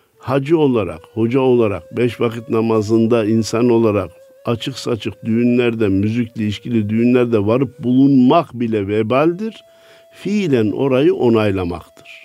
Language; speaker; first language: Turkish; native; Turkish